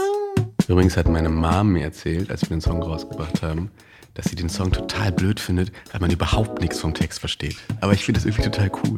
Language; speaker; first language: German; native; German